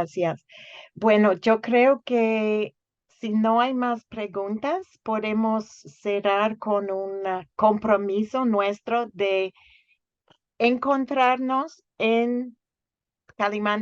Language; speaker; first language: Spanish; non-native, fluent; English